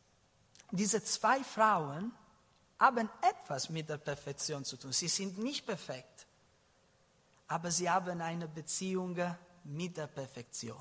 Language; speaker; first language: German; non-native, learner; Italian